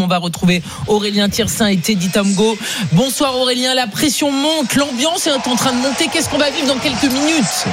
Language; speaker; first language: French; native; French